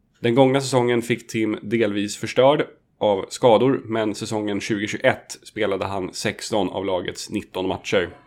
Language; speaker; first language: Swedish; native; Swedish